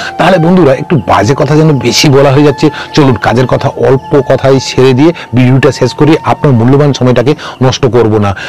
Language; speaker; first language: Bangla; non-native, local second language; Kok Borok